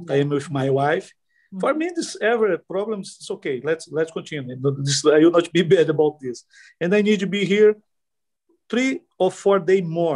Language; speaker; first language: English; non-native, learner; Portuguese